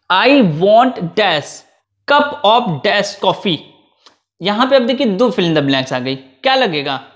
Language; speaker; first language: Hindi; native; Hindi